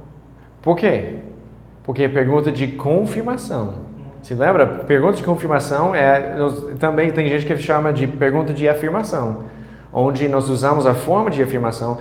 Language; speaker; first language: Portuguese; non-native, fluent; English